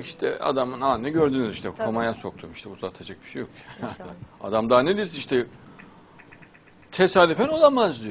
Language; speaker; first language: Turkish; native; Turkish